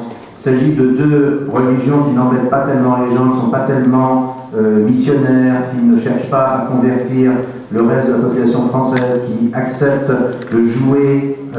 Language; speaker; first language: French; native; French